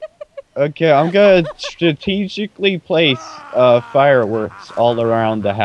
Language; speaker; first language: English; native; English